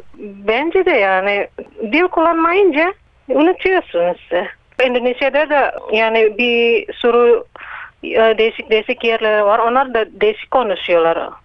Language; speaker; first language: Turkish; non-native, learner; Indonesian